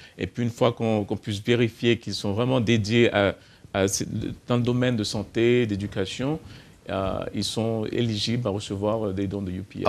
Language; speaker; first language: French; non-native, fluent; English